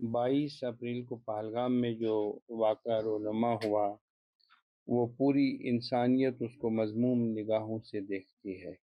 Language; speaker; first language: Urdu; non-native, local second language; Kashmiri